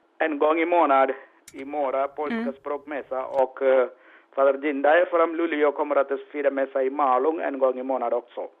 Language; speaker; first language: Swedish; non-native, learner; Malayalam